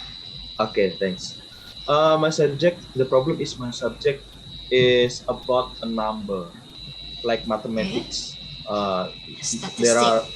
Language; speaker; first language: English; non-native, learner; Indonesian